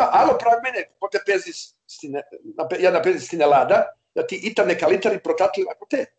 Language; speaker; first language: Greek; non-native, learner; Serbian